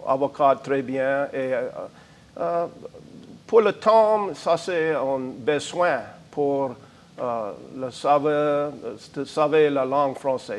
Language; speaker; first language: French; non-native, learner; English